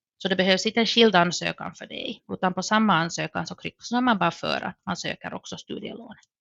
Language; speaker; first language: Swedish; native; Swedish